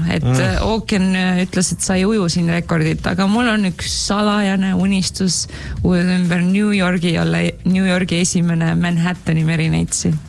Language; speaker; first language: Estonian; native; Estonian